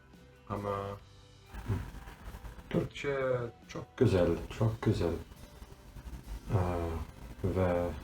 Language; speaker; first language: Turkish; non-native, learner; English